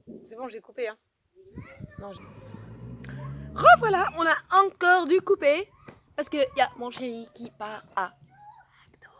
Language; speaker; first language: French; native; French